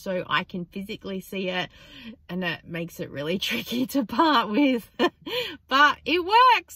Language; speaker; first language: English; native; English